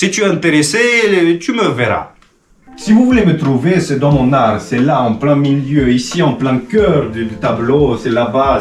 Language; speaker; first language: French; non-native, fluent; Romanian